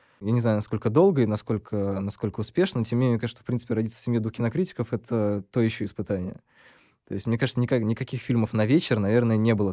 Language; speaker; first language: Russian; native; Russian